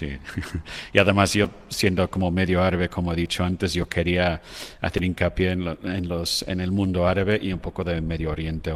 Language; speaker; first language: Spanish; non-native, fluent; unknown